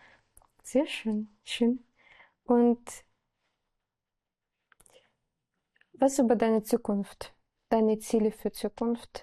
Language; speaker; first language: German; non-native, learner; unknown